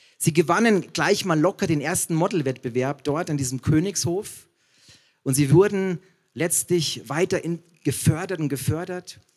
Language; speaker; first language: German; native; German